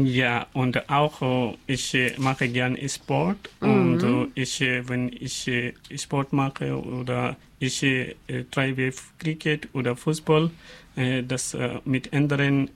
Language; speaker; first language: German; non-native, learner; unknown